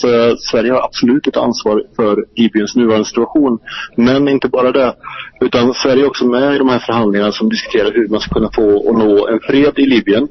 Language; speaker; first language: Swedish; native; Swedish